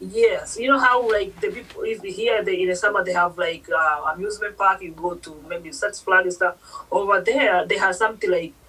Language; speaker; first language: English; non-native, local second language; Swahili